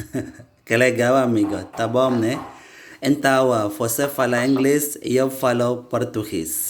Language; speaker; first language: Portuguese; non-native, learner; Indonesian